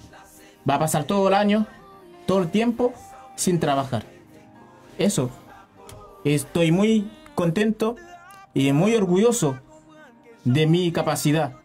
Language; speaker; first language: Spanish; non-native, learner; Haitian Creole